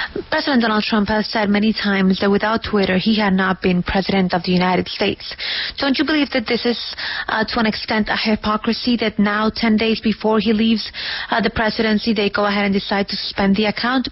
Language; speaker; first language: English; non-native, fluent; Spanish